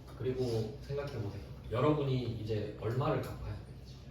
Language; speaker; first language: Korean; native; Korean